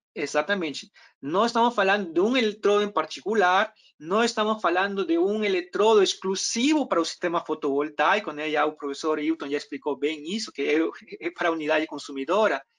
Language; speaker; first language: Portuguese; non-native, fluent; Spanish